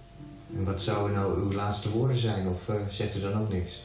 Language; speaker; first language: Dutch; native; Dutch